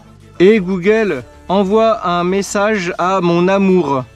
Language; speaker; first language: French; native; French